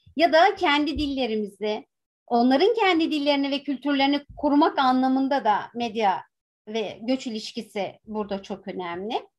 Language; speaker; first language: Turkish; native; Turkish